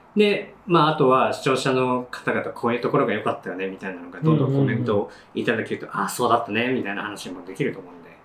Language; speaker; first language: Japanese; native; Japanese